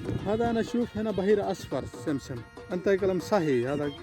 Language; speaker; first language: Arabic; non-native, learner; Saraiki